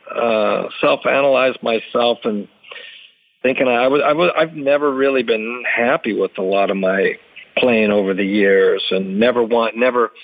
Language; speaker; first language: English; native; English